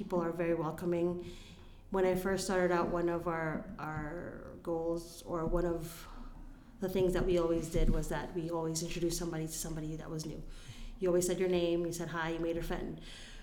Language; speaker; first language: English; non-native, local second language; Filipino